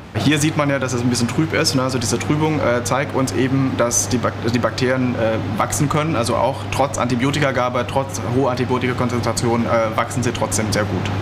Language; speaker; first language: German; native; German